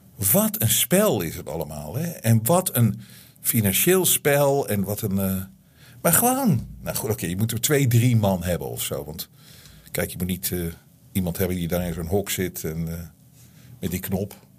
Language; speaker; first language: Dutch; native; Dutch